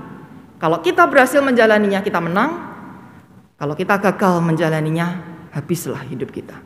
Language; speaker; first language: Indonesian; native; Indonesian